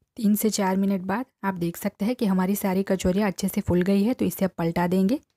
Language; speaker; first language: Hindi; non-native, local second language; Gujarati